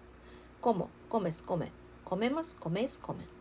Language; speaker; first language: Spanish; non-native, learner; Japanese